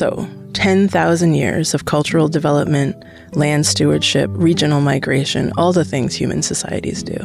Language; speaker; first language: English; native; English